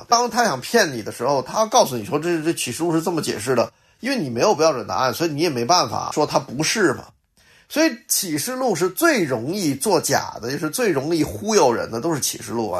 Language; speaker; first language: Chinese; native; Chinese